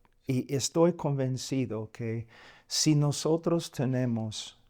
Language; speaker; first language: Spanish; non-native, fluent; English